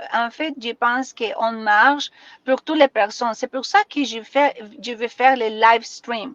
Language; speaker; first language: French; non-native, learner; Spanish